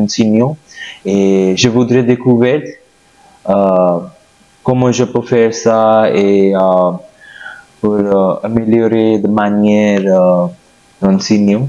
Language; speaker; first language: French; non-native, learner; Hindi